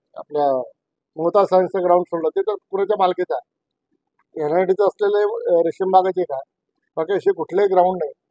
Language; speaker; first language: Marathi; native; Marathi